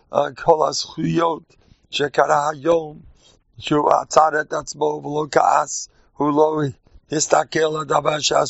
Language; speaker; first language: Hebrew; non-native, fluent; English